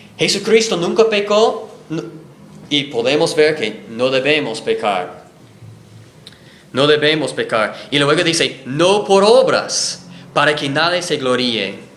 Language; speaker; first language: Spanish; non-native, fluent; English